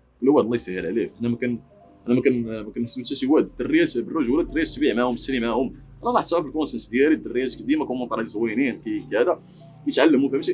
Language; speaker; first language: Arabic; native; Arabic